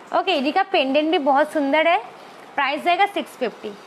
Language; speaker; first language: Hindi; non-native, local second language; Bangla